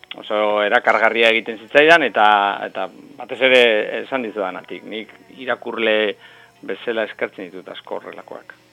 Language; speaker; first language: Basque; non-native, local second language; Spanish